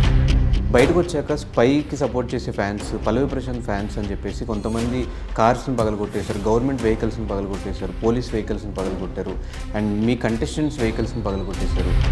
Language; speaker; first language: Telugu; native; Telugu